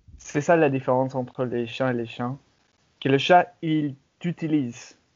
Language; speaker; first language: French; non-native, fluent; English